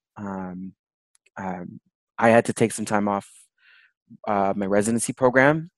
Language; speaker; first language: English; native; English